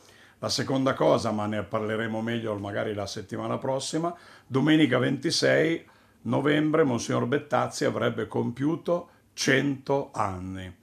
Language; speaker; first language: Italian; native; Italian